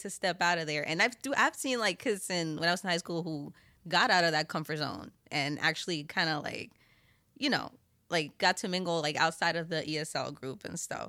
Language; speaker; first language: English; native; English